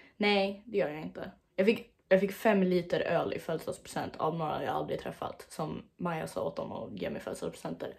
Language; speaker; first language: Swedish; native; Swedish